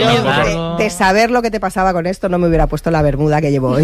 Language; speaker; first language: Spanish; native; Spanish